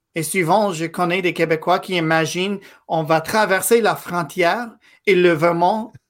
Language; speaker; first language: French; non-native, fluent; English